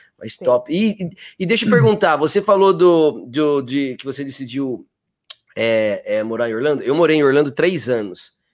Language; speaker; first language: Portuguese; native; Portuguese